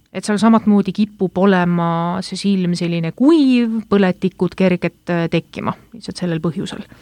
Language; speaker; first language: Estonian; native; Estonian